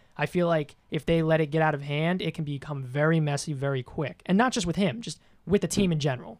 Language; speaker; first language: English; native; English